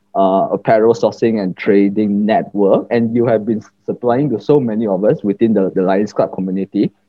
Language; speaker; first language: English; non-native, local second language; Chinese